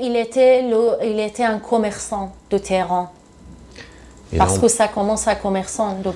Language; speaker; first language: French; non-native, learner; Persian